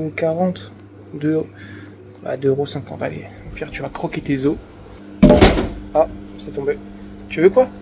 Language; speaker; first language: French; native; French